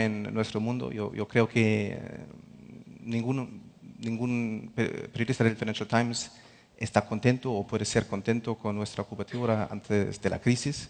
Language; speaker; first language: Spanish; non-native, fluent; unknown